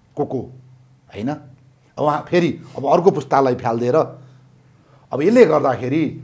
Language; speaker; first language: Nepali; native; Nepali